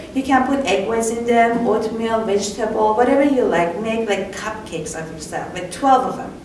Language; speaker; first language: English; non-native, fluent; Persian